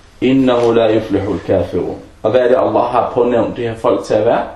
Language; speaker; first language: Danish; early bilingual, other home language; Arabic